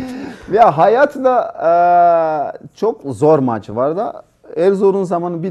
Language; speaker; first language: Turkish; non-native, learner; Portuguese